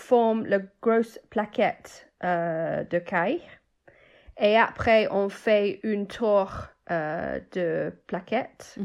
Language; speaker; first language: French; non-native, fluent; English